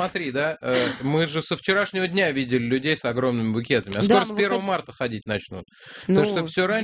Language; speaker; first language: Russian; native; Russian